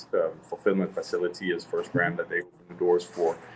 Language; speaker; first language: English; non-native, fluent; French